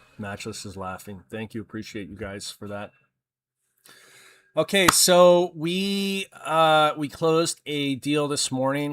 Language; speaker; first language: English; native; English